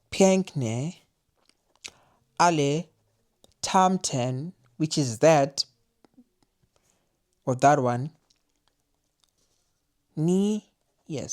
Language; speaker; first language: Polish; non-native, learner; English